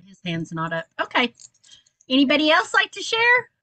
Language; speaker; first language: English; native; English